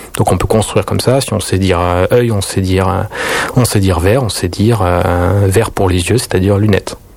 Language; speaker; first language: French; native; French